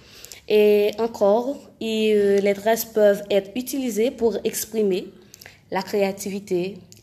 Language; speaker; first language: French; non-native, local second language; Haitian Creole